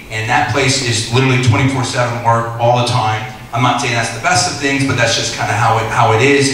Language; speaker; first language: English; native; English